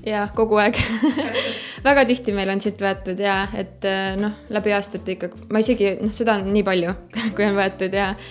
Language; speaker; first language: Estonian; native; Estonian